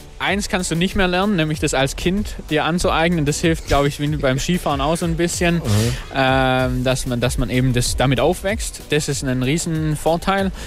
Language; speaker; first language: German; native; German